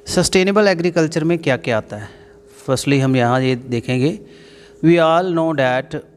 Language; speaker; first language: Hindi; non-native, local second language; Punjabi